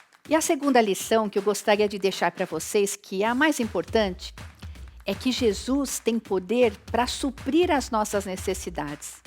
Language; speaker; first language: Portuguese; native; Portuguese